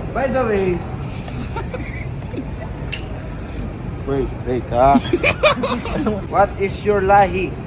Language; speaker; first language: English; non-native, learner; Filipino